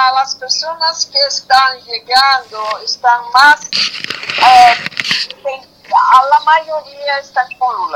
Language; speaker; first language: Spanish; non-native, fluent; Portuguese